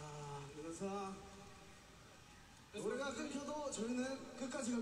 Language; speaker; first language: Korean; native; Korean